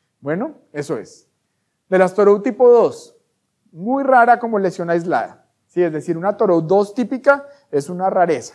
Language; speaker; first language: Spanish; native; Spanish